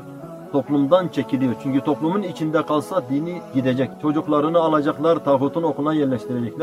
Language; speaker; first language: Turkish; native; Turkish